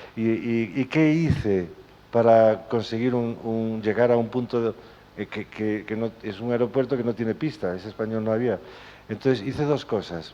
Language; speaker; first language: Spanish; native; Spanish